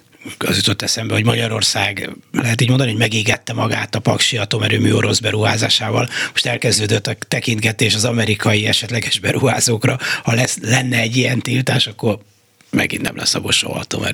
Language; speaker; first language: Hungarian; native; Hungarian